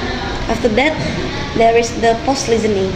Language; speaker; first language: English; non-native, fluent; Indonesian